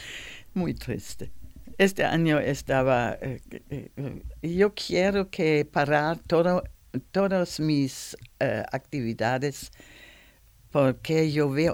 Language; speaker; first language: Spanish; non-native, learner; German